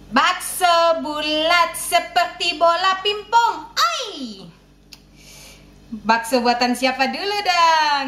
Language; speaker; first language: Indonesian; non-native, local second language; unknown